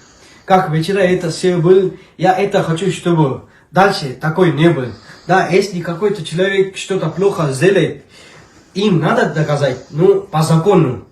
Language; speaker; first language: Russian; non-native, learner; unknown